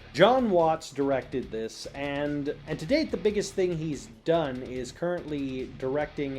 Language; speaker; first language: English; native; English